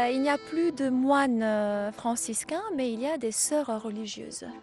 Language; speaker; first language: French; non-native, fluent; Croatian